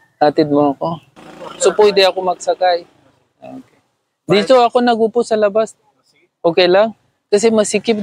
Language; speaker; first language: Filipino; non-native, learner; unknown